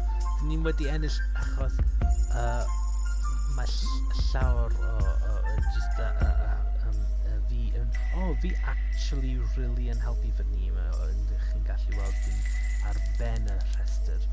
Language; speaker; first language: Welsh; non-native, learner; English